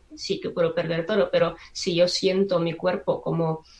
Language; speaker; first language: Spanish; non-native, fluent; Czech